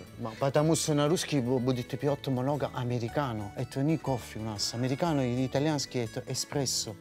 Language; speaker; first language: Russian; non-native, learner; Italian